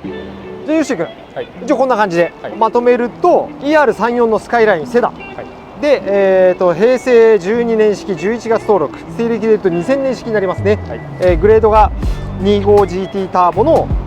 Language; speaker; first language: Japanese; native; Japanese